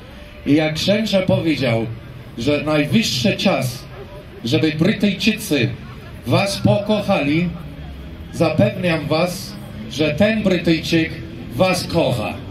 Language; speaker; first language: Polish; non-native, fluent; English